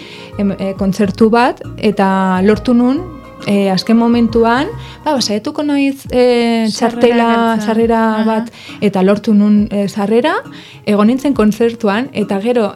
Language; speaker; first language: Basque; non-native, local second language; Spanish